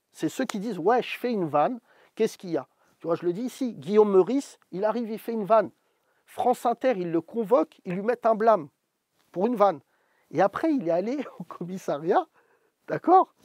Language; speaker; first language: French; native; French